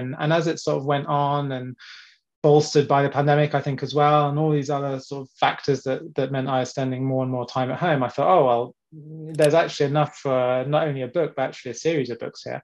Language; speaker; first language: English; native; English